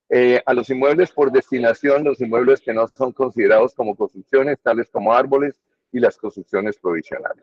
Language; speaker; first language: Spanish; native; Spanish